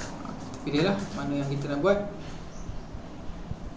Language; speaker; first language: Malay; native; Malay